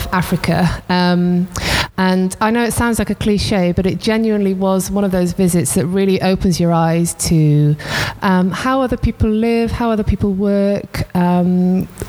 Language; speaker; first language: English; native; English